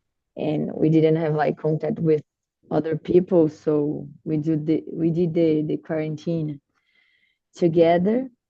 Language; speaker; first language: English; non-native, learner; Portuguese